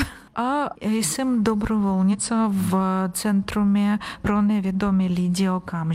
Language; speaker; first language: Czech; non-native, learner; Ukrainian